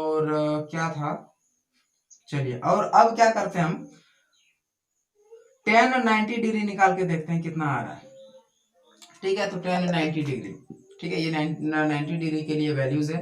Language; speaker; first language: Hindi; native; Hindi